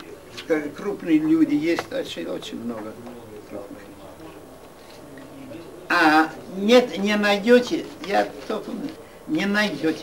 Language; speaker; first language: Russian; non-native, local second language; Yiddish